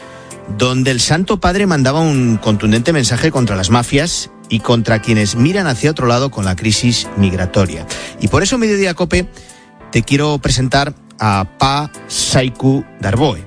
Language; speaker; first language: Spanish; native; Spanish